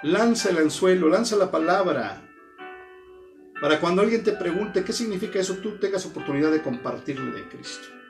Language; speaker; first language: Spanish; native; Spanish